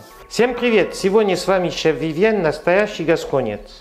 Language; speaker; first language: Russian; non-native, learner; French